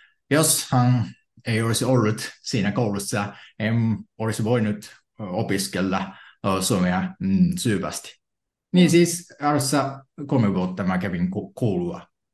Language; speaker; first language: Finnish; non-native, fluent; Japanese